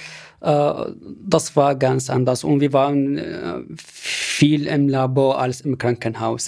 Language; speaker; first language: German; non-native, fluent; Arabic